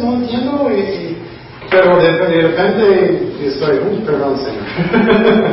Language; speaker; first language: Spanish; non-native, fluent; English